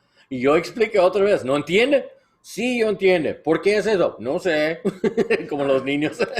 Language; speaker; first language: Spanish; non-native, learner; English